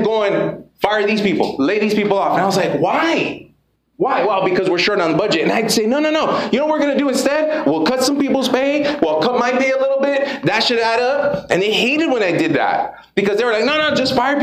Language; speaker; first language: English; native; English